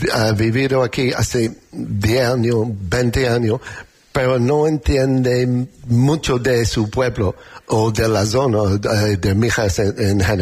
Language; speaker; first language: Spanish; non-native, learner; English